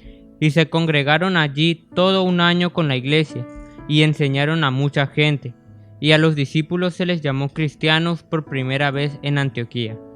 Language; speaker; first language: Spanish; native; Spanish